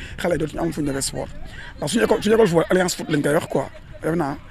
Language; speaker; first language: Wolof; native; Wolof